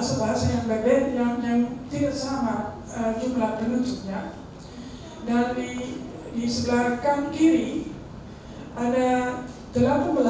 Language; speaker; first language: Indonesian; non-native, fluent; Dutch